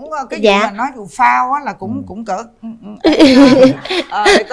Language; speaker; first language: Vietnamese; native; Vietnamese